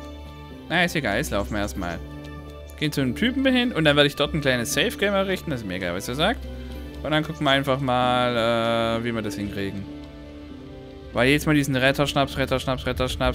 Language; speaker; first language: German; native; German